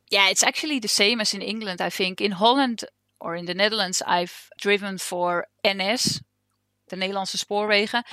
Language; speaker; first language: English; non-native, fluent; Dutch